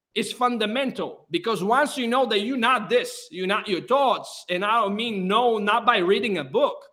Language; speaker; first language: English; non-native, fluent; Bulgarian